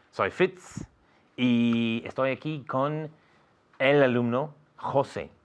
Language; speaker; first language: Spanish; non-native, fluent; English